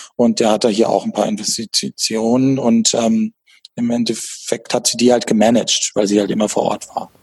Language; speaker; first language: German; native; German